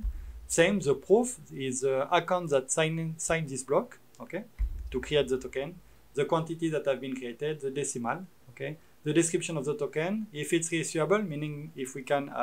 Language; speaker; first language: English; non-native, fluent; French